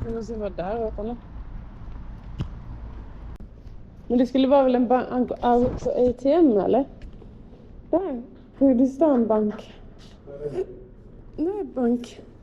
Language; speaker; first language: Swedish; native; Swedish